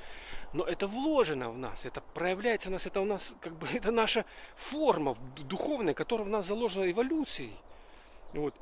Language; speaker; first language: Russian; native; Russian